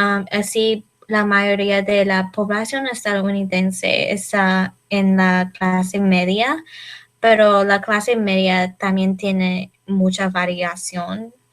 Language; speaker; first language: Spanish; non-native, learner; English